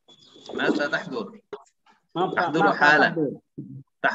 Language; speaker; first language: Arabic; non-native, fluent; Indonesian